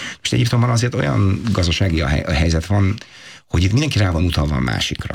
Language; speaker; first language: Hungarian; native; Hungarian